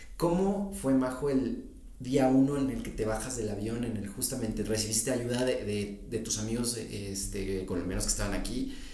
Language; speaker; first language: Spanish; native; Spanish